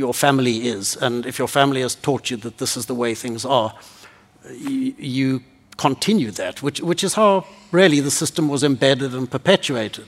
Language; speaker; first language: English; native; English